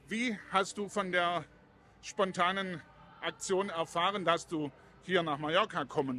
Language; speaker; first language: German; native; German